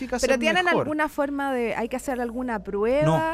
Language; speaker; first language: Spanish; native; Spanish